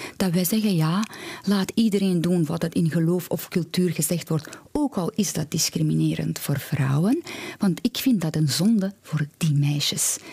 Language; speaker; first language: Dutch; non-native, fluent; Persian